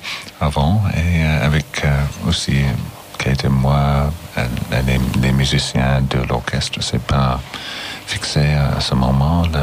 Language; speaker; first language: French; non-native, learner; English